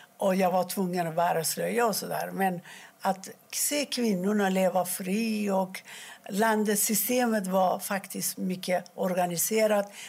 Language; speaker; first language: Swedish; non-native, fluent; Persian